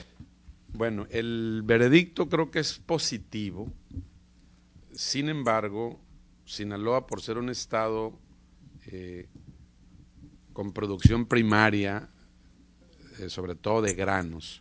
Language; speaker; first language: Spanish; native; Spanish